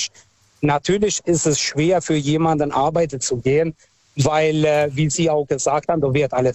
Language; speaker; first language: German; early bilingual, other home language; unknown